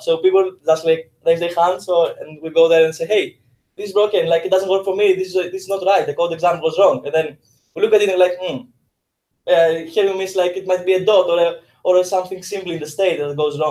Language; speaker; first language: English; non-native, fluent; Greek